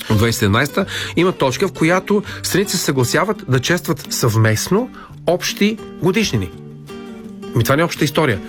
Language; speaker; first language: Bulgarian; native; Bulgarian